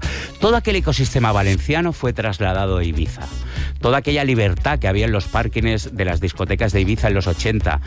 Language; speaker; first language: Spanish; native; Spanish